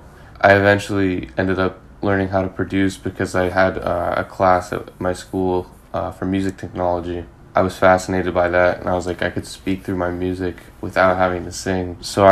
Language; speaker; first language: English; native; English